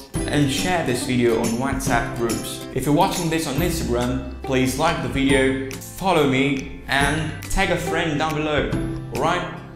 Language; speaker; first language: English; native; English